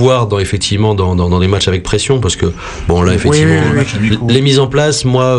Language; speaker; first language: French; native; French